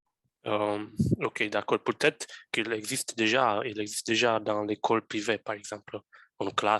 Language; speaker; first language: French; non-native, fluent; Romanian